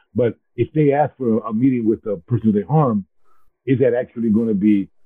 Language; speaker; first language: English; native; English